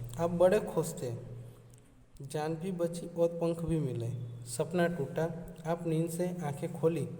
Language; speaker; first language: Hindi; non-native, local second language; Gujarati